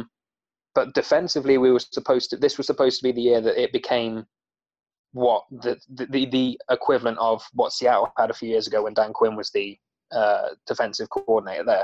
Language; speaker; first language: English; native; English